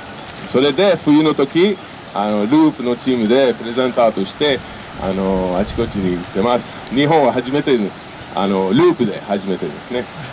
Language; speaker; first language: Japanese; non-native, fluent; French